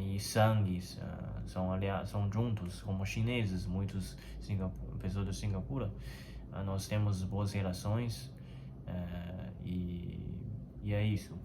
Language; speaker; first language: Portuguese; non-native, fluent; Chinese